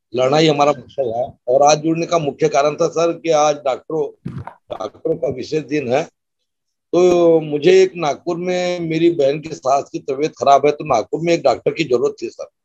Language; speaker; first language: Hindi; native; Hindi